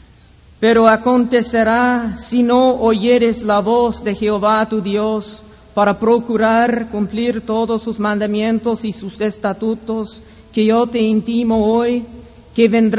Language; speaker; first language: Spanish; non-native, fluent; English